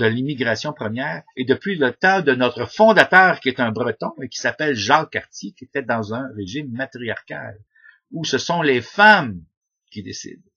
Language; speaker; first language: French; native; French